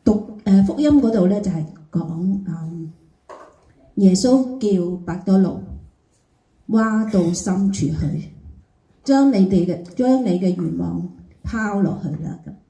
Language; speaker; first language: Cantonese; native; Cantonese